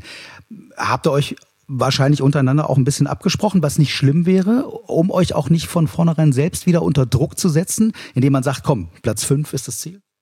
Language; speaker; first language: German; native; German